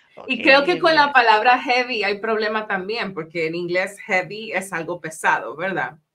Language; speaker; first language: Spanish; native; Spanish